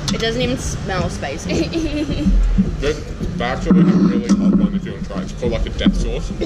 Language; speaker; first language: English; native; English